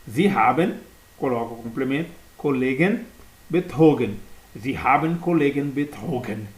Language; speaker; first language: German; non-native, learner; Portuguese